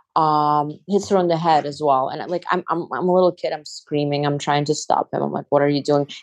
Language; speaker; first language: English; non-native, fluent; Azerbaijani